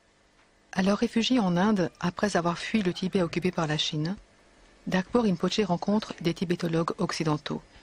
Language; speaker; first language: French; native; French